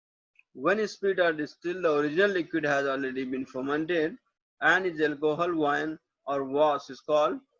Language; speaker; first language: English; non-native, local second language; Hindi